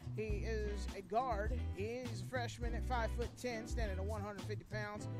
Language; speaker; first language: English; native; English